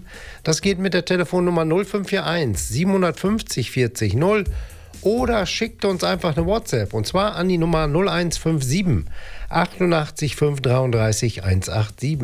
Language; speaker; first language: German; native; German